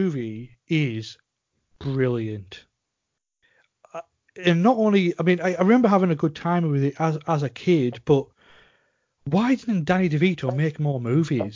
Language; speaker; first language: English; native; English